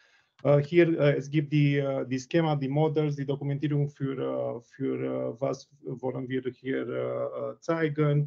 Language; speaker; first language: German; non-native, learner; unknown